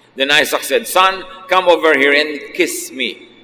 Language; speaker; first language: English; non-native, local second language; Filipino